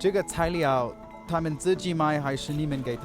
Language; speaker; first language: Chinese; non-native, learner; English